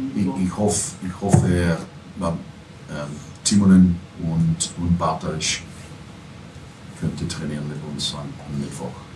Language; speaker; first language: German; non-native, learner; English